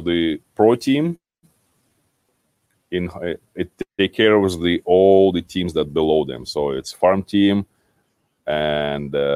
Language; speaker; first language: English; non-native, fluent; Kazakh